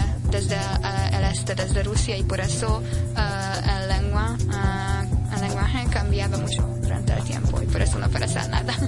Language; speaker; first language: Spanish; non-native, learner; Hungarian